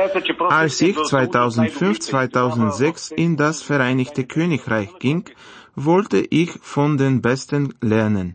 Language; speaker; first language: German; non-native, fluent; Bulgarian